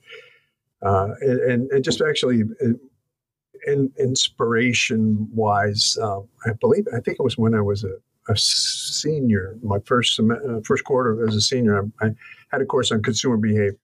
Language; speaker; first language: English; native; English